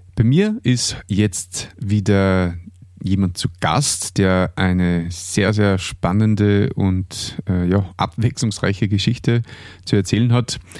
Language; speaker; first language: German; native; German